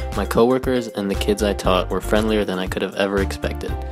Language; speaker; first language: English; native; English